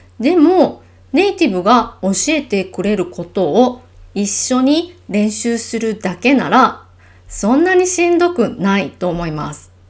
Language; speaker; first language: Japanese; native; Japanese